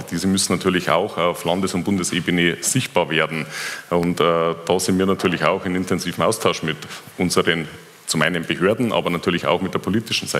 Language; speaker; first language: German; native; German